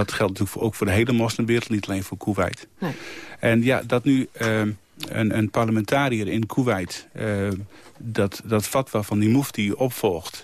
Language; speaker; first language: Dutch; native; Dutch